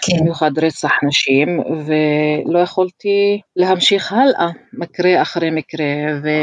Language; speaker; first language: Hebrew; non-native, local second language; Arabic